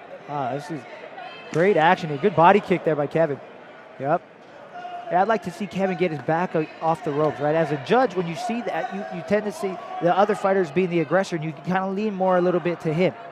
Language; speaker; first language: English; native; English